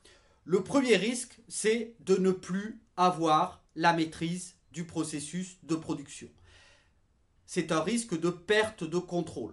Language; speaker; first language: French; native; French